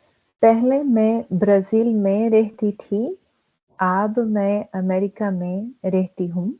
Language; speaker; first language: Hindi; non-native, learner; Portuguese